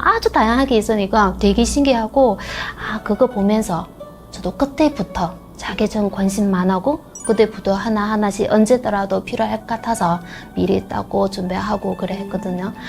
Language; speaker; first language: Korean; non-native, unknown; Chinese